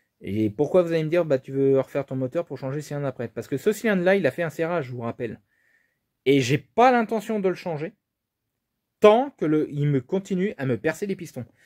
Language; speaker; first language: French; native; French